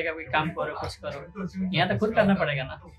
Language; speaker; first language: Hindi; non-native, learner; Nepali